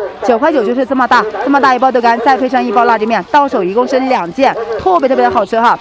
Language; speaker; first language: Chinese; native; Chinese